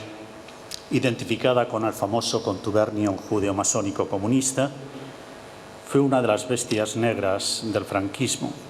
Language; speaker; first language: Spanish; native; Spanish